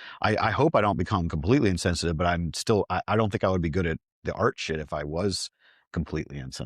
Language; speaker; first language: English; native; English